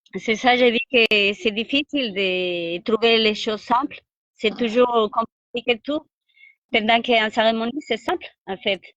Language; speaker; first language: French; non-native, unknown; Spanish